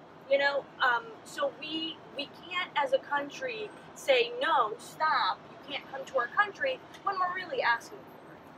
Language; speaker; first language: English; early bilingual, other home language; Spanish